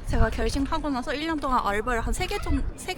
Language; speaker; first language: Korean; non-native, fluent; Japanese